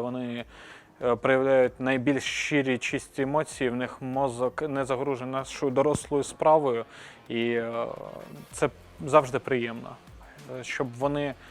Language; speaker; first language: Ukrainian; native; Ukrainian